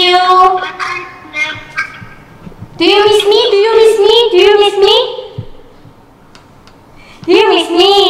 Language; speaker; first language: English; non-native, learner; Indonesian